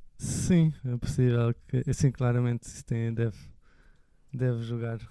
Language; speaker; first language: Portuguese; early bilingual, other home language; French